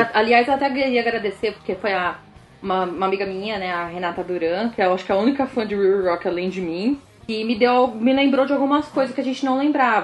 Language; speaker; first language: Portuguese; native; Portuguese